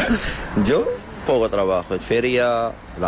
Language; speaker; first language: Spanish; non-native, learner; Arabic